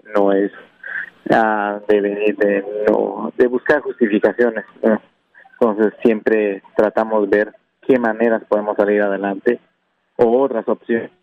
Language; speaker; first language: Spanish; non-native, local second language; Kʼicheʼ